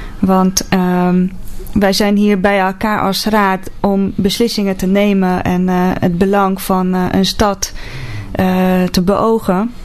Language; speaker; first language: Dutch; non-native, fluent; Hungarian